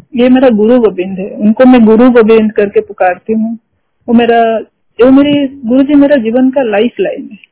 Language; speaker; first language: Hindi; non-native, local second language; Odia